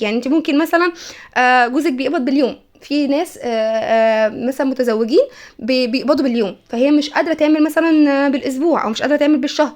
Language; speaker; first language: Arabic; native; Arabic